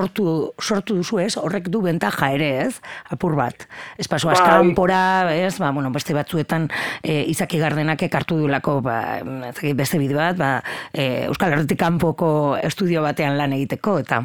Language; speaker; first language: Basque; native; Basque